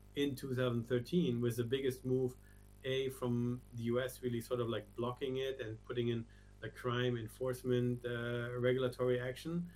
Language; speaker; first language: English; non-native, fluent; German